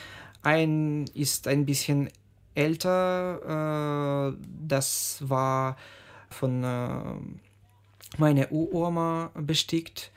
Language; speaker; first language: German; non-native, fluent; Ukrainian